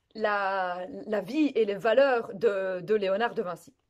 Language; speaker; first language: French; native; French